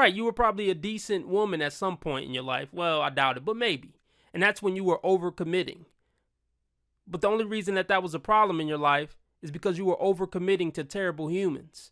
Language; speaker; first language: English; native; English